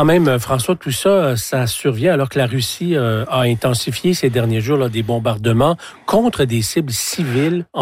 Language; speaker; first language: French; native; French